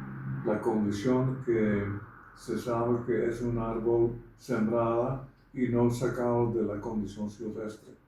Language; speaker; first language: Spanish; non-native, fluent; Dutch